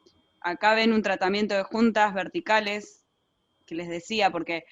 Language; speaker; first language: Spanish; native; Spanish